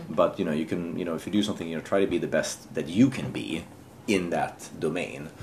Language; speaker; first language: English; non-native, fluent; Swedish